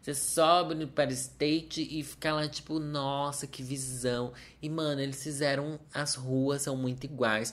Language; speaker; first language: Portuguese; native; Portuguese